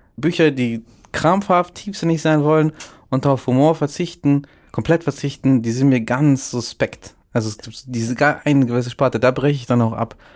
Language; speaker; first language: German; early bilingual, other home language; Russian